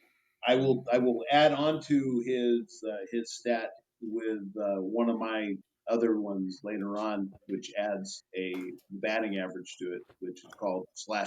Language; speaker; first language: English; native; English